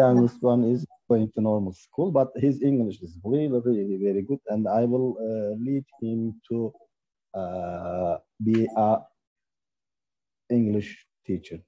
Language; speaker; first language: English; non-native, learner; Turkish